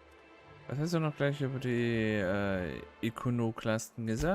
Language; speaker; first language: German; native; German